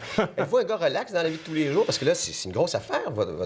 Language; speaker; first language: French; native; French